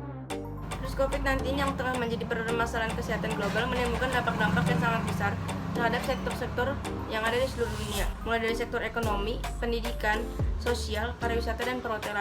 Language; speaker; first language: Indonesian; native; Indonesian